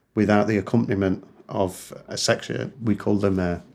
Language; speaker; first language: English; native; English